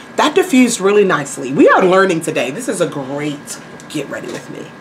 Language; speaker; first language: English; native; English